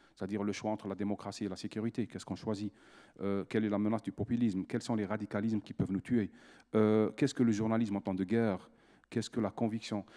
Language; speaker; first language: French; non-native, local second language; Arabic